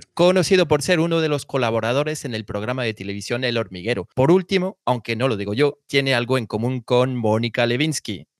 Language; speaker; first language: Spanish; non-native, fluent; French